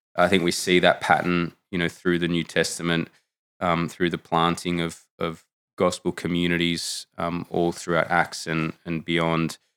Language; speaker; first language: English; native; English